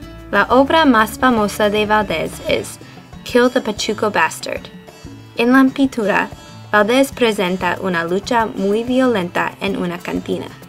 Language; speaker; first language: Spanish; non-native, learner; English